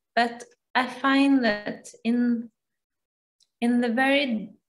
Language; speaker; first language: English; non-native, fluent; Norwegian